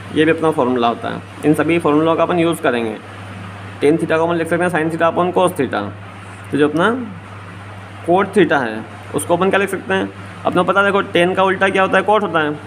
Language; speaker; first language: Hindi; native; Hindi